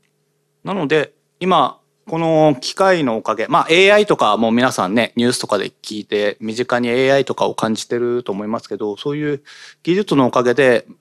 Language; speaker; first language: Japanese; native; Japanese